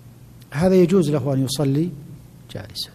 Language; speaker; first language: Arabic; native; Arabic